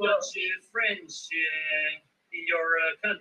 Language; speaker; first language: English; non-native, fluent; Swedish